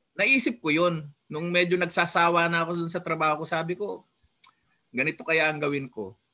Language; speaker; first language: Filipino; non-native, local second language; Iloko